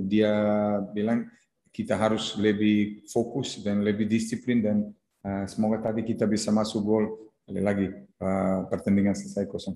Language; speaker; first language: Indonesian; non-native, fluent; Serbian